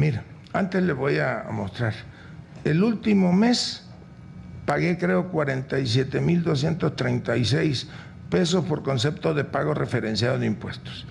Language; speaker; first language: Spanish; native; Spanish